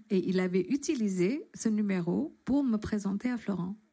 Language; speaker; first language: French; non-native, fluent; Indonesian